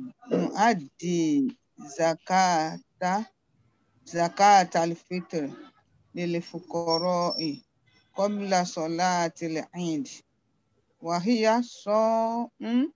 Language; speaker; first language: Arabic; non-native, learner; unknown